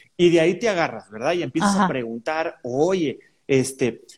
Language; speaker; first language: Spanish; native; Spanish